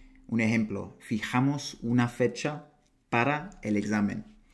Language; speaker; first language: Spanish; non-native, fluent; English